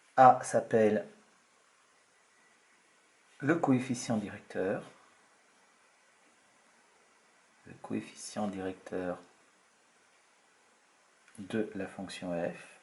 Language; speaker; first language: French; native; French